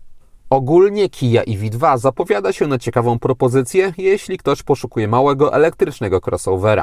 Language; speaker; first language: Polish; native; Polish